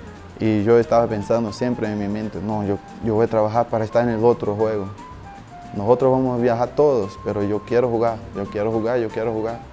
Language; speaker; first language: Spanish; non-native, learner; Portuguese